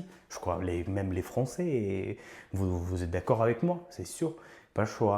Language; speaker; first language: French; non-native, learner; Ukrainian